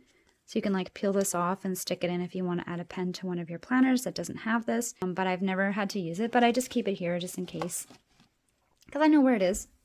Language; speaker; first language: English; native; English